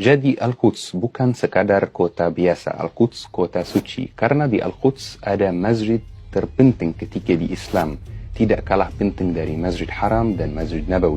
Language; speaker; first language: Indonesian; non-native, fluent; Arabic